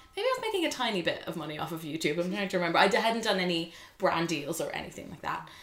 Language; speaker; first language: English; non-native, fluent; Dutch